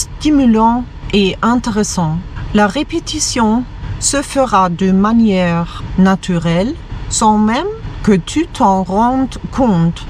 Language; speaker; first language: French; non-native, fluent; German